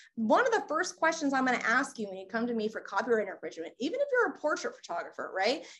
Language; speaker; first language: English; native; English